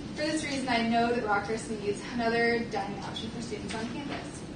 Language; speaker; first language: English; native; English